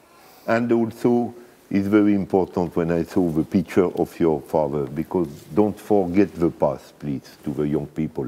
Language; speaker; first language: English; non-native, learner; French